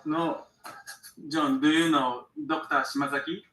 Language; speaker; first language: English; non-native, learner; Japanese